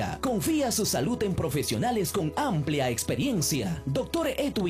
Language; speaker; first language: Spanish; native; Spanish